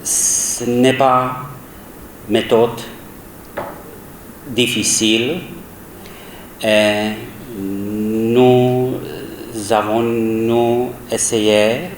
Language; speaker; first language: French; non-native, learner; Czech